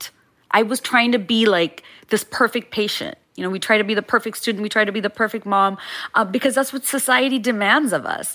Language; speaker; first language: English; non-native, local second language; Bangla